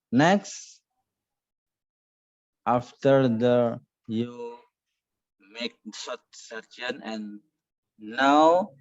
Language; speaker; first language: English; non-native, learner; Indonesian